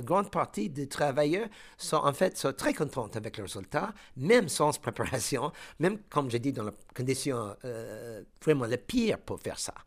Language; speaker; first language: French; non-native, fluent; English